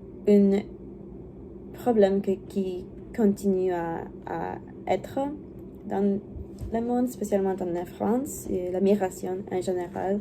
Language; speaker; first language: French; non-native, learner; English